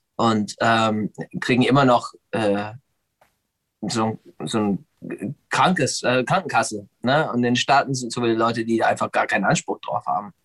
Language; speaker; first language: German; non-native, fluent; English